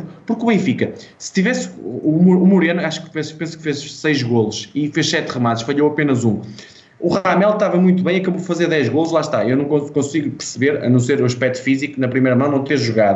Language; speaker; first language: Portuguese; native; Portuguese